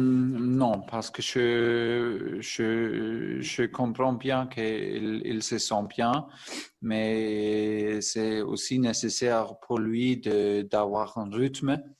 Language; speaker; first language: French; non-native, fluent; German